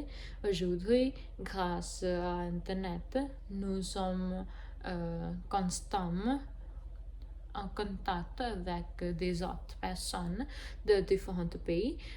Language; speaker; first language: French; non-native, learner; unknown